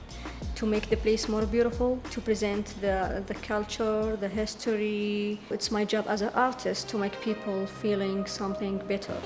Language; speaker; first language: English; non-native, learner; Arabic